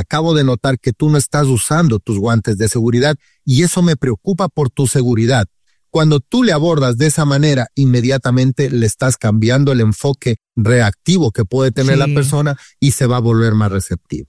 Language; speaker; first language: Spanish; native; Spanish